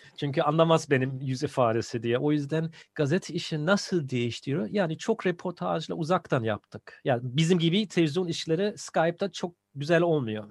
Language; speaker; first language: Turkish; non-native, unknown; German